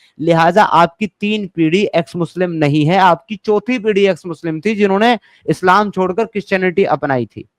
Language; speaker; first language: Hindi; native; Hindi